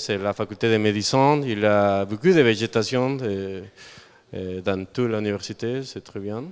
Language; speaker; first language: French; non-native, learner; Spanish